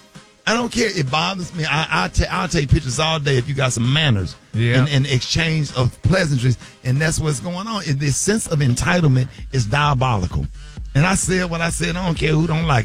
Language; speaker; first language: English; native; English